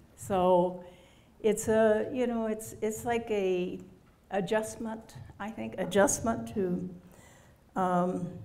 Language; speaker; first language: English; native; English